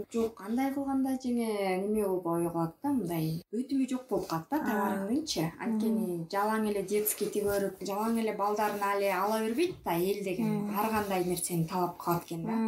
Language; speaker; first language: Kyrgyz; native; Kyrgyz